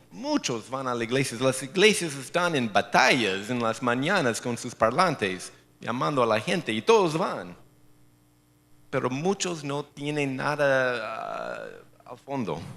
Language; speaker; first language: Spanish; non-native, fluent; English